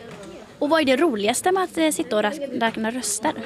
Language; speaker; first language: Swedish; native; Swedish